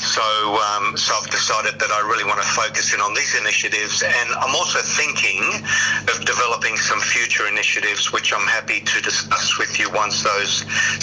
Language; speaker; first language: English; native; English